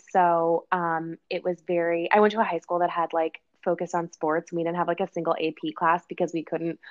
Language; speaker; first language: English; native; English